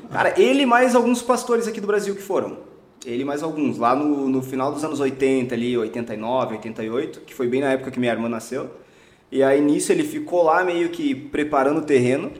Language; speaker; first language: Portuguese; early bilingual, heritage; Portuguese